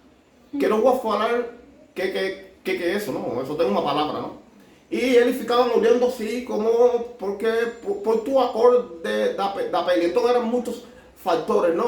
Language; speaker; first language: Portuguese; non-native, learner; Spanish